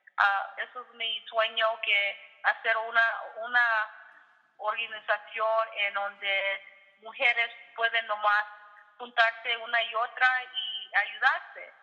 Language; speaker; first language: Spanish; early bilingual, heritage; Spanish